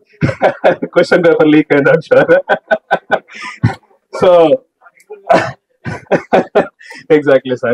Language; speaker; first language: Telugu; native; Telugu